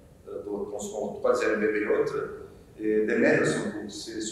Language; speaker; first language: French; non-native, learner; Portuguese